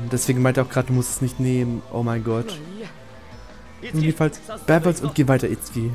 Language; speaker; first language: German; native; German